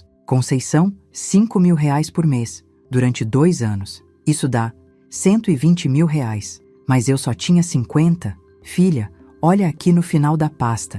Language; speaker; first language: Portuguese; native; Portuguese